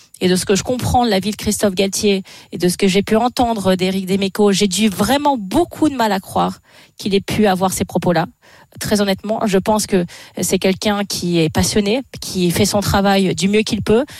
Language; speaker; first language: French; native; French